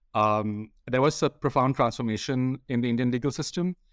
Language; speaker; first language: English; non-native, local second language; Hindi